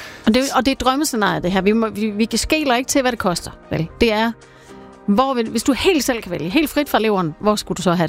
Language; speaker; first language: Danish; native; Danish